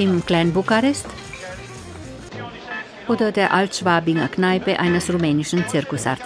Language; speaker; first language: German; native; German